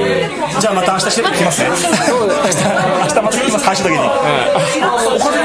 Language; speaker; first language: Japanese; native; Japanese